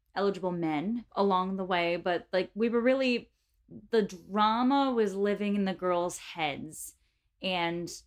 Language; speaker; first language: English; native; English